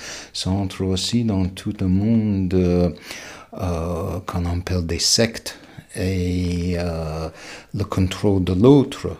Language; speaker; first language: French; non-native, fluent; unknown